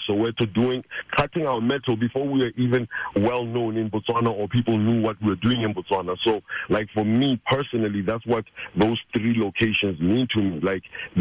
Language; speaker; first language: English; non-native, local second language; Tswana